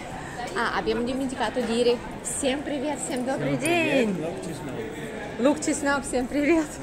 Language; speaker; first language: Italian; non-native, learner; Russian